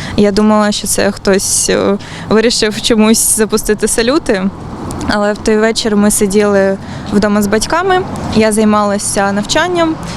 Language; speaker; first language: Ukrainian; native; Ukrainian